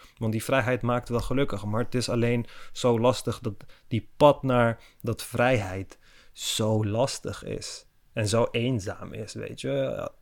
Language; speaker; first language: Dutch; early bilingual, other home language; Turkish